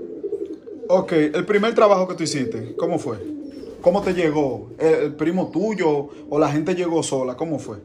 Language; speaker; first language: Spanish; native; Spanish